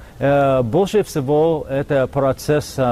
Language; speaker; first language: Russian; non-native, fluent; English